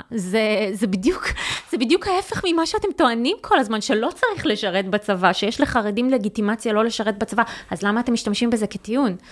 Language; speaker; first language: Hebrew; native; Hebrew